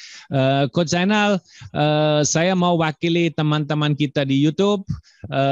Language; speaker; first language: Indonesian; non-native, fluent; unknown